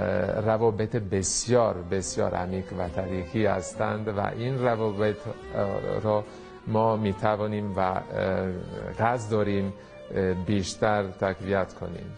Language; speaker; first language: Persian; non-native, fluent; Italian